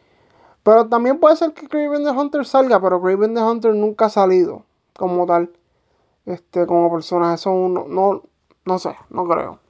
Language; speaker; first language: Spanish; native; Spanish